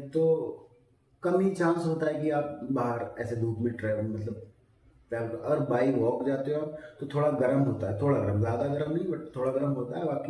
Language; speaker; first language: Hindi; native; Hindi